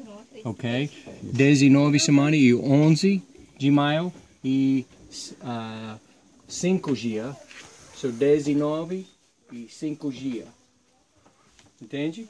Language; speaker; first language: Portuguese; non-native, learner; English